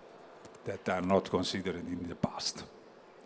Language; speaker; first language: English; non-native, learner; Italian